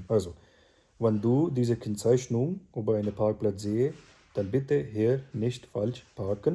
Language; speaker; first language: German; non-native, learner; Urdu